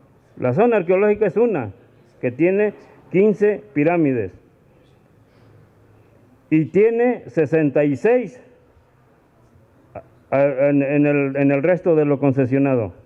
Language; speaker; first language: Spanish; native; Spanish